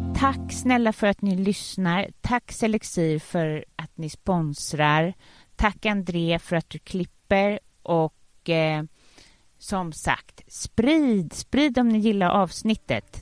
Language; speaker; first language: Swedish; native; Swedish